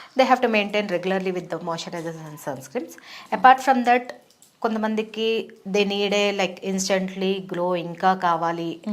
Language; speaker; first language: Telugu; non-native, local second language; Bangla